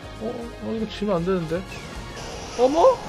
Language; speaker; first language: Korean; native; Korean